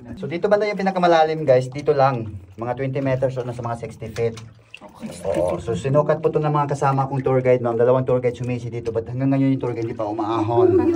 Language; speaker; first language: Filipino; non-native, local second language; Cebuano